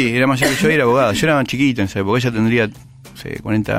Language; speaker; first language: Spanish; native; Spanish